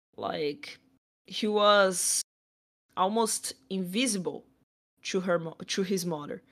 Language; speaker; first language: English; non-native, fluent; Portuguese